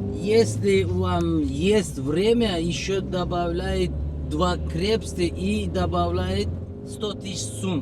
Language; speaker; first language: Russian; non-native, learner; Uzbek